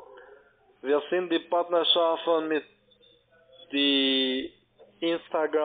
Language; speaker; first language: German; non-native, learner; Italian